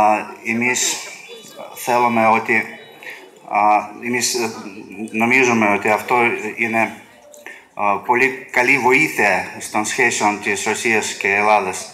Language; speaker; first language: Greek; non-native, learner; Russian